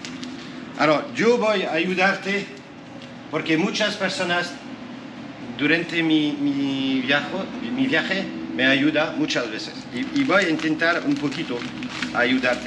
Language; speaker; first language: Spanish; non-native, learner; French